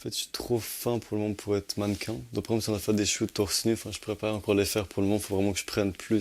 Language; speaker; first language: French; native; French